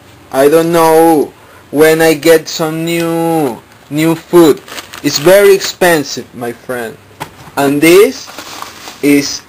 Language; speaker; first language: English; non-native, learner; Spanish